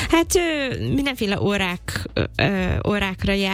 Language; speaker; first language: Hungarian; non-native, fluent; English